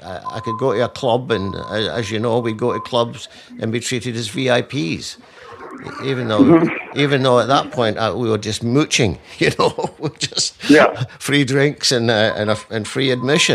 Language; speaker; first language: English; native; English